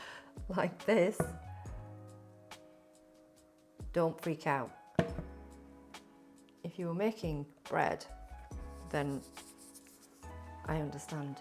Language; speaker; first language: English; native; English